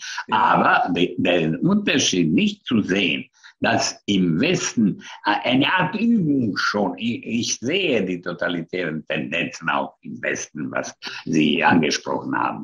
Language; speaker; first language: German; non-native, fluent; Hungarian